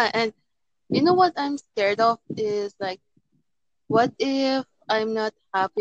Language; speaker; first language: English; non-native, local second language; Filipino